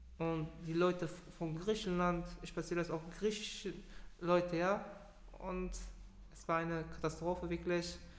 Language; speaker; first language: German; non-native, learner; Persian